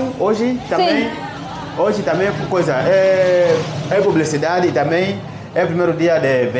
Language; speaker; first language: Portuguese; non-native, learner; Vietnamese